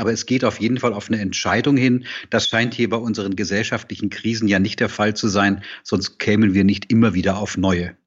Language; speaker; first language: German; native; German